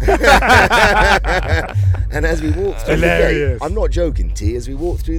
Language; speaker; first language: English; native; English